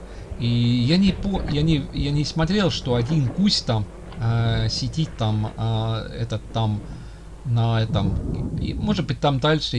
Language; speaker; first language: Russian; non-native, local second language; Estonian